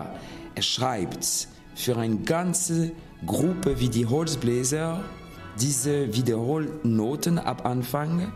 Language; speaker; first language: German; non-native, fluent; French